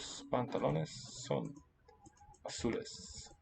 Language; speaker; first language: Catalan; non-native, learner; English